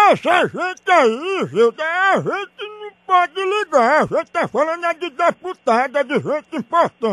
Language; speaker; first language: Portuguese; native; Portuguese